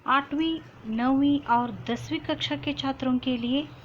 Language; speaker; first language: Hindi; non-native, local second language; Kannada